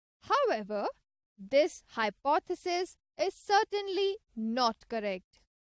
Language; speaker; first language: English; non-native, local second language; Punjabi